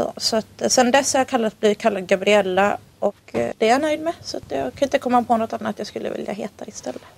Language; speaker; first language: Swedish; early bilingual, other home language; Spanish